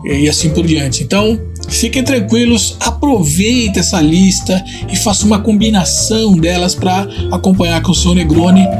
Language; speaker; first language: Portuguese; non-native, fluent; Italian